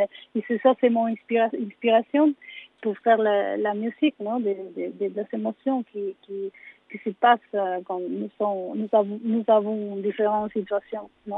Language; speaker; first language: French; non-native, learner; Spanish